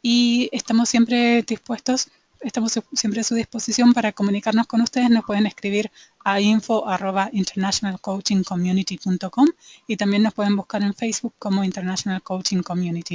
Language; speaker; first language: Spanish; native; Spanish